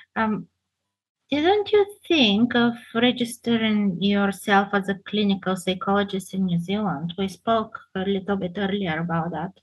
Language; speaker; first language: English; non-native, fluent; Bulgarian